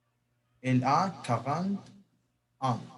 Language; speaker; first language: French; non-native, learner; Spanish